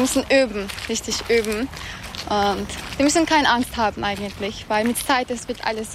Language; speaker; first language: German; non-native, local second language; Turkish